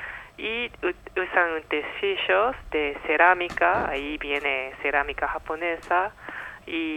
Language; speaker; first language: Spanish; non-native, fluent; Japanese